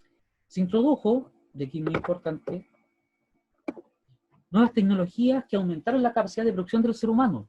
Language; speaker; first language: Spanish; native; Spanish